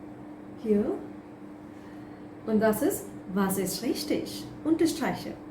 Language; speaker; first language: German; non-native, fluent; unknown